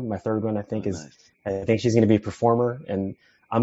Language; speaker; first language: English; native; English